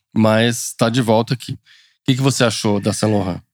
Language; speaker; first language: Portuguese; non-native, fluent; French